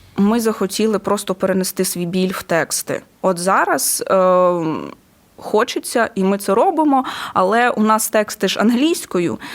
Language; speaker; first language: Ukrainian; non-native, local second language; Russian